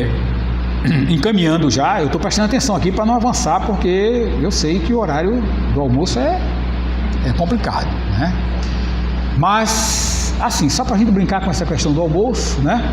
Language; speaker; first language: Portuguese; native; Portuguese